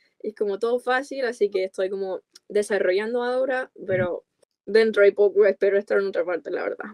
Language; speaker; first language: Spanish; non-native, fluent; English